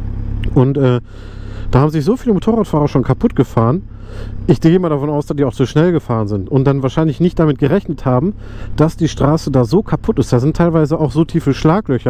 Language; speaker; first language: German; native; German